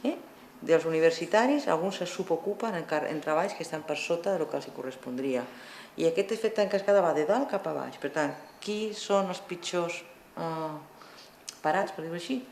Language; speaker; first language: Catalan; native; Catalan